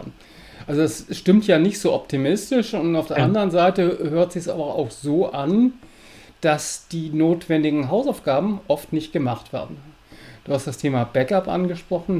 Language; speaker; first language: German; native; German